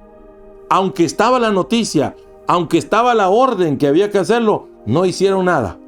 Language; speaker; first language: Spanish; native; Spanish